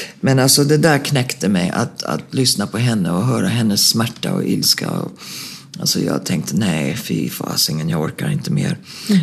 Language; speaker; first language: Swedish; native; Swedish